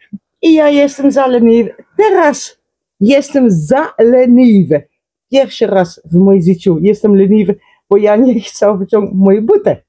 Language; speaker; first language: Polish; non-native, learner; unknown